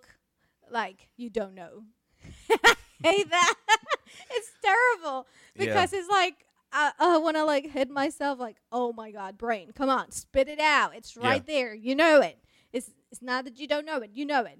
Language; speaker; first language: English; non-native, fluent; Spanish